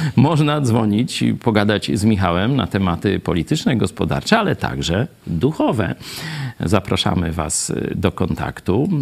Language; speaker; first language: Polish; native; Polish